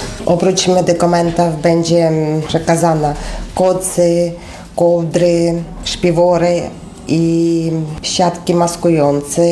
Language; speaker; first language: Polish; non-native, fluent; Ukrainian